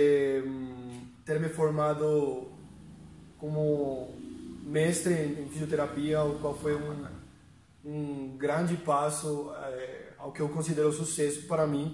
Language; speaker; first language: Portuguese; non-native, fluent; Spanish